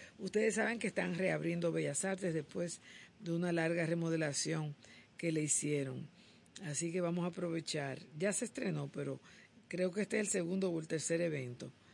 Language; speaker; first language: Spanish; native; Spanish